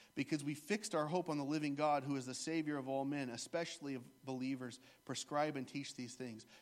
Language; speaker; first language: English; native; English